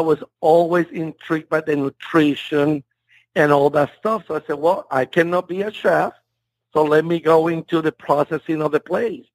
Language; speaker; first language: English; non-native, fluent; Spanish